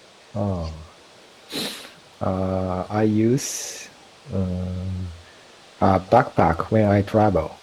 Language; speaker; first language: English; non-native, learner; Japanese